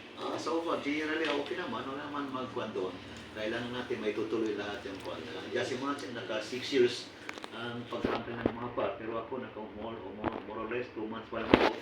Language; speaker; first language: Filipino; non-native, local second language; Maguindanaon